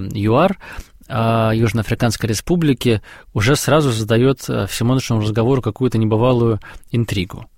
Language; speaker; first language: Russian; native; Russian